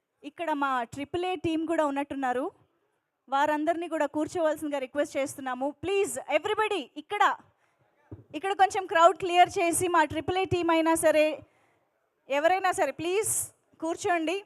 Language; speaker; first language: Telugu; native; Telugu